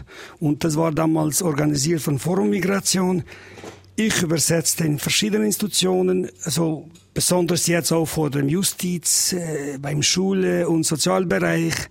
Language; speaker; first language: German; non-native, learner; Albanian